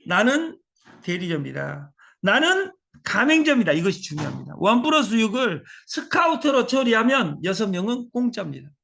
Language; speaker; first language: Korean; native; Korean